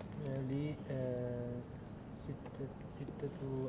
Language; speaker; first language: Arabic; non-native, learner; French